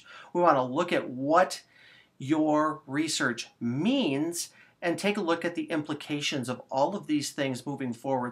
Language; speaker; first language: English; native; English